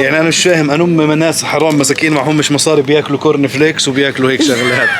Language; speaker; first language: Arabic; native; Arabic